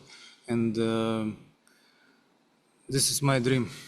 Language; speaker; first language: English; non-native, learner; Russian